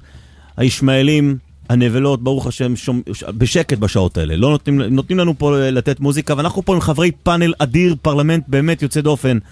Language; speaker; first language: Hebrew; native; Hebrew